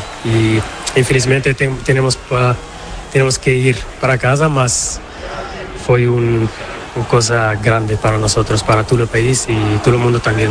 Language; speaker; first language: Spanish; non-native, fluent; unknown